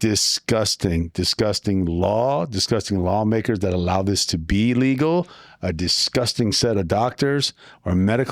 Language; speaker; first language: English; native; English